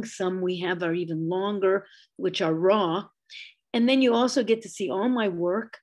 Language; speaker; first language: English; native; English